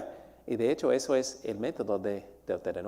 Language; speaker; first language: Spanish; non-native, fluent; English